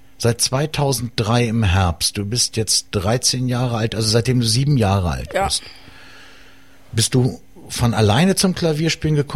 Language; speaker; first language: German; native; German